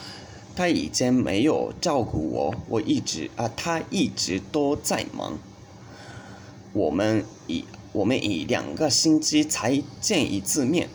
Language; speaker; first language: Chinese; non-native, learner; Japanese